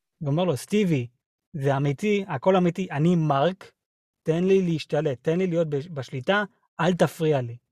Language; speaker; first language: Hebrew; early bilingual, other home language; English